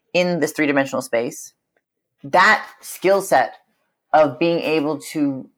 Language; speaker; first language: English; native; English